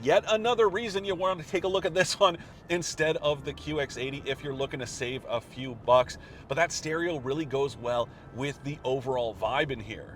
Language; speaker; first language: English; native; English